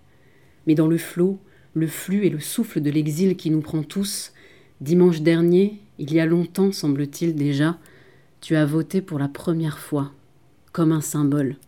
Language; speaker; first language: French; native; French